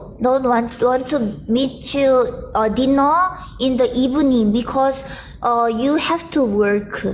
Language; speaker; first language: English; non-native, learner; Thai